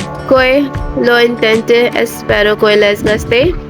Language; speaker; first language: Spanish; non-native, learner; Urdu